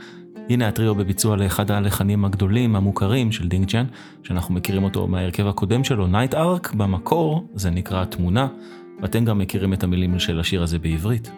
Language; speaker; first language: Hebrew; native; Hebrew